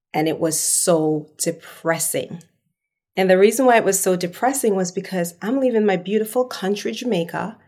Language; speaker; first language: English; non-native, local second language; Jamaican Creole English